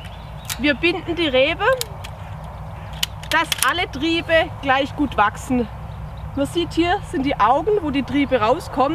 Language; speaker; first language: German; native; German